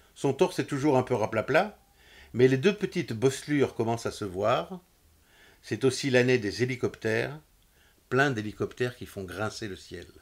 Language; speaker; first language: French; native; French